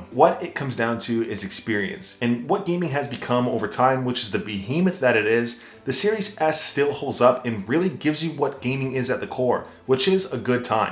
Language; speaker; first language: English; native; English